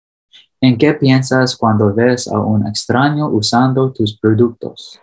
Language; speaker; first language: Spanish; early bilingual, heritage; English